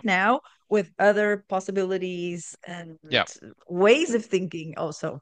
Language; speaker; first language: English; non-native, fluent; Portuguese